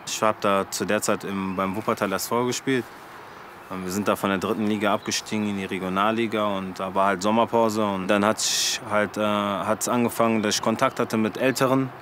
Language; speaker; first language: German; early bilingual, other home language; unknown